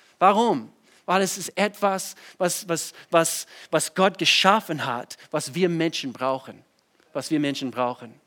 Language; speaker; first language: German; non-native, fluent; English